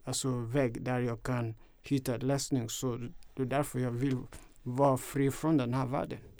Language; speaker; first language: Swedish; non-native, fluent; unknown